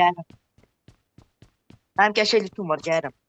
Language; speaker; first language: Turkish; non-native, learner; Azerbaijani